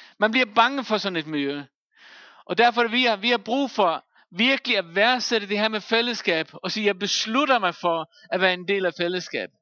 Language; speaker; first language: Danish; non-native, local second language; Faroese